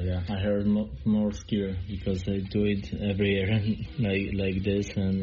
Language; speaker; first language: English; non-native, learner; Polish